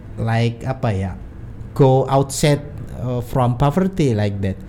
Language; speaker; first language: English; non-native, learner; Indonesian